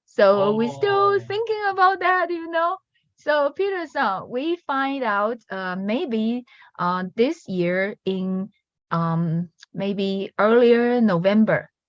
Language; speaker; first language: English; non-native, learner; Chinese